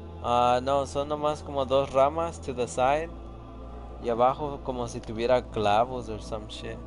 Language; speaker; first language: Spanish; early bilingual, other home language; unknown